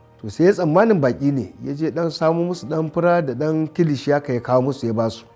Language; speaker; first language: Hausa; native; Hausa